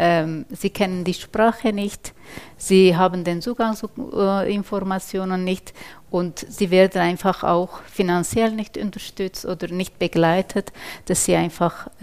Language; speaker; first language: German; non-native, fluent; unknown